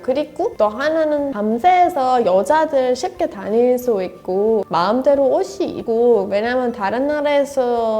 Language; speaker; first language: Korean; non-native, learner; Persian